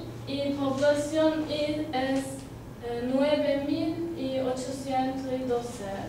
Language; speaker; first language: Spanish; non-native, learner; Turkish